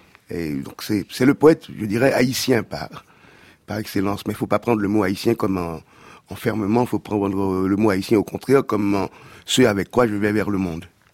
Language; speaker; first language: French; non-native, local second language; Haitian Creole